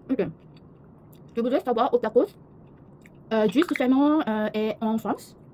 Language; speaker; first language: French; non-native, learner; Korean